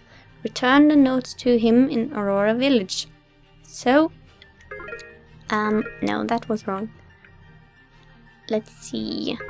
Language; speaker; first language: English; non-native, fluent; Norwegian